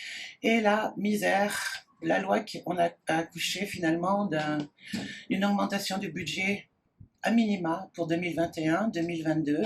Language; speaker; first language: French; native; French